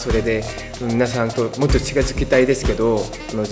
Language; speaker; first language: Japanese; non-native, learner; Korean